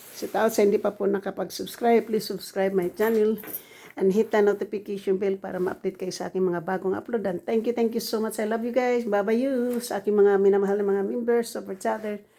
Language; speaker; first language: Filipino; non-native, local second language; Cebuano